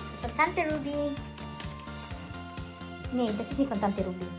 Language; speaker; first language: German; non-native, learner; Filipino